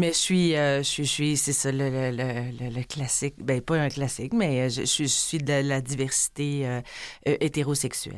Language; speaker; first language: French; native; French